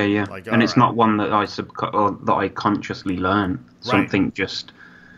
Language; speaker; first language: English; native; English